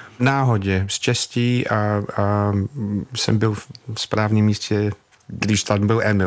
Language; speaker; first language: Czech; non-native, learner; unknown